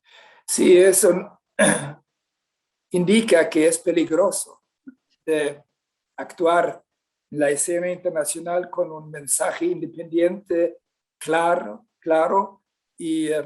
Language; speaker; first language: Spanish; non-native, fluent; Swedish